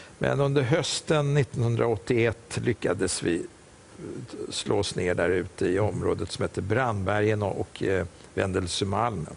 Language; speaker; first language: Swedish; native; Swedish